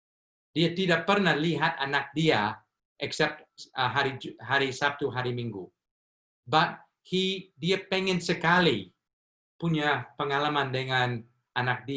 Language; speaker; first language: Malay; non-native, fluent; English